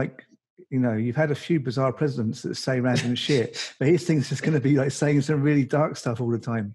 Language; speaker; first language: English; native; English